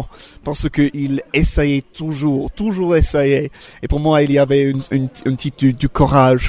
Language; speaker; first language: French; non-native, fluent; English